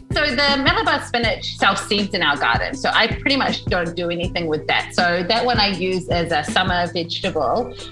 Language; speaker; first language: English; native; English